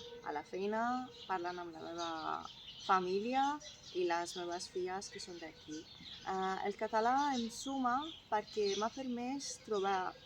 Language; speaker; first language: Catalan; non-native, fluent; Persian